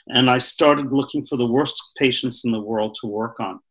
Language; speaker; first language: English; native; English